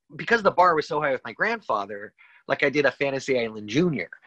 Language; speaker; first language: English; native; English